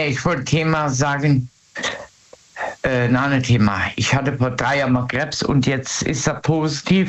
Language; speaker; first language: German; native; German